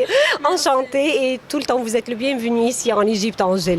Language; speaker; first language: French; non-native, fluent; Arabic